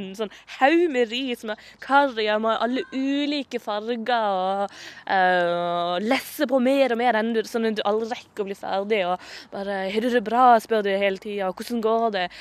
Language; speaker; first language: Norwegian; native; Norwegian